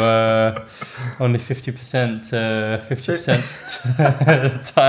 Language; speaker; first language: English; native; English